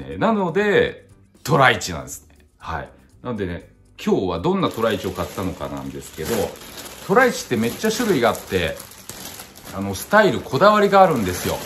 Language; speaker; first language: Japanese; native; Japanese